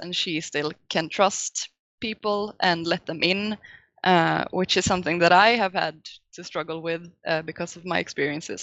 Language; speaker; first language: English; non-native, fluent; Swedish